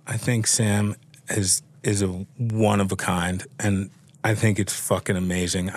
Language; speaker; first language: English; native; English